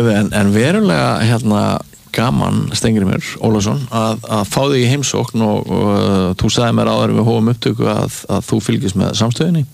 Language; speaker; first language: Icelandic; native; Icelandic